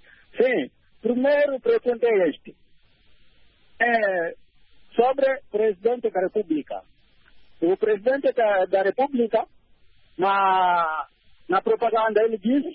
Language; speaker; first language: Portuguese; non-native, local second language; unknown